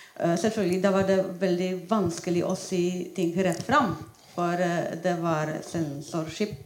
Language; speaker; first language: Norwegian; non-native, fluent; Polish